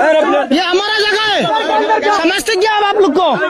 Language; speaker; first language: Hindi; non-native, learner; Bangla